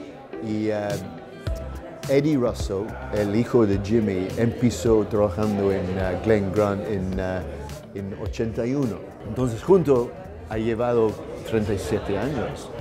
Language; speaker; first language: Spanish; non-native, learner; English